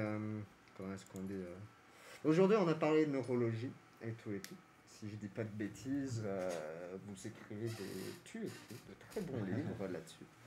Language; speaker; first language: French; native; French